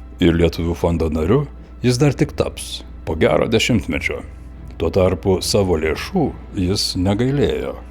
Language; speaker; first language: Lithuanian; native; Lithuanian